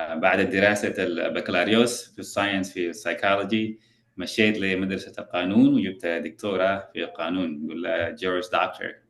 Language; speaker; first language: Arabic; early bilingual, other home language; English